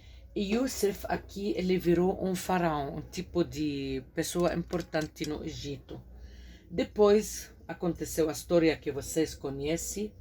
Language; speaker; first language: Portuguese; non-native, fluent; Arabic